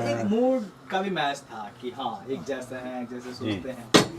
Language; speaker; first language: Hindi; native; Hindi